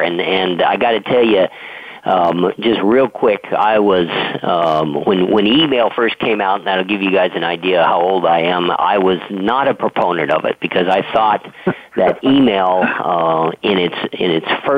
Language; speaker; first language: English; native; English